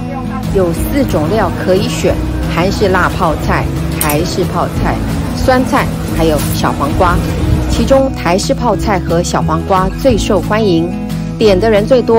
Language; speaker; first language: Chinese; native; Chinese